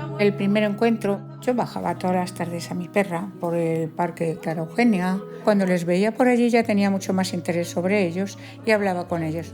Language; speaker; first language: Spanish; native; Spanish